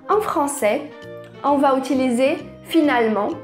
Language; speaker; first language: French; non-native, fluent; Portuguese